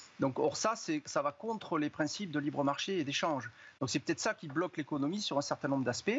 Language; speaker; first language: French; native; French